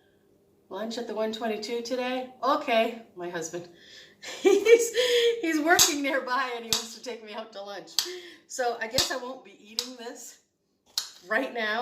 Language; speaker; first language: English; native; English